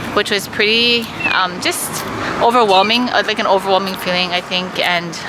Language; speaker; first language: English; native; English